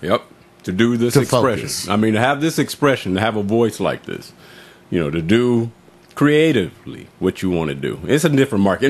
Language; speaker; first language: English; native; English